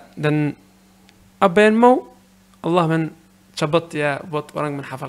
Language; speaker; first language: Indonesian; non-native, learner; Arabic